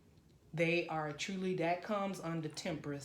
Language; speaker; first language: English; native; English